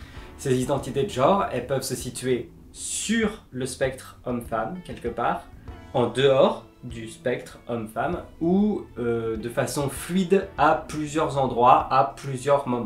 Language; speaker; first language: French; native; French